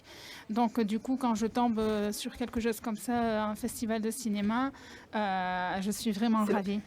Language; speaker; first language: French; non-native, fluent; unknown